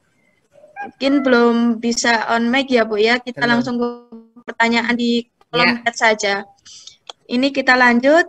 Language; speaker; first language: Indonesian; native; Indonesian